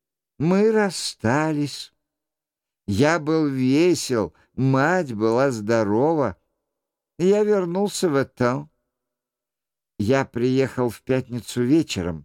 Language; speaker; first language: Russian; native; Russian